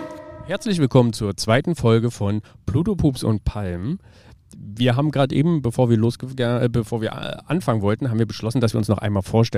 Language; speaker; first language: German; native; German